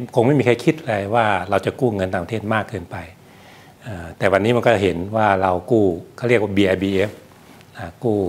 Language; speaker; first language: Thai; native; Thai